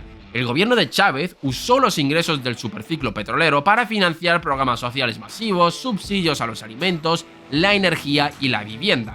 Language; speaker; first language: Spanish; native; Spanish